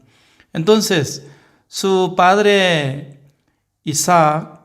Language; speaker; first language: Spanish; non-native, learner; Korean